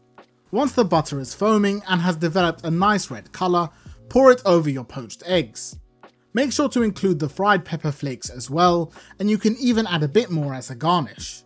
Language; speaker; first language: English; native; English